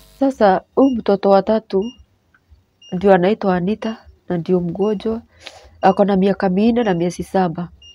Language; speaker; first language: Swahili; non-native, local second language; Kikuyu